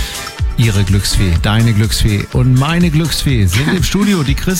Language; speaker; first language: German; native; German